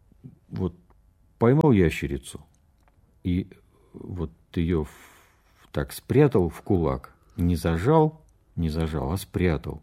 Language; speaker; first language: Russian; native; Russian